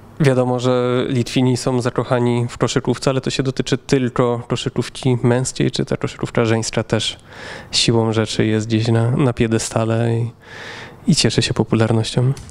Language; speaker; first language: Polish; native; Polish